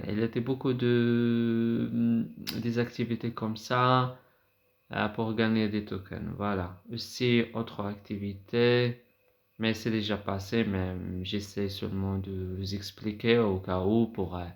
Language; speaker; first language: French; non-native, fluent; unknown